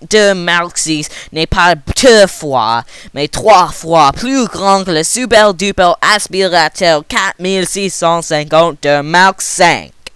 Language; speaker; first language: French; non-native, learner; English